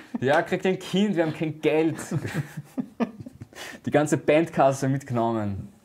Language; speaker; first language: German; native; German